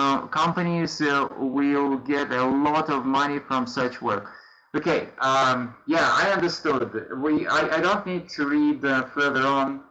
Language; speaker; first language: English; non-native, fluent; Russian